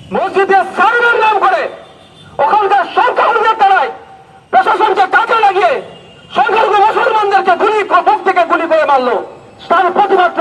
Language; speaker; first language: Bangla; native; Bangla